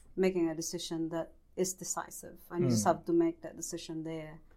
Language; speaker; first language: English; non-native, local second language; Cebuano